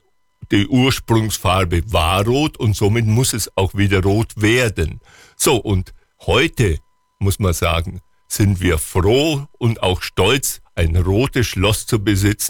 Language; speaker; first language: German; native; German